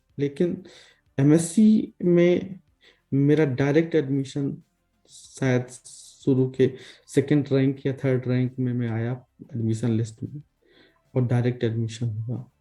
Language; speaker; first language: Hindi; native; Hindi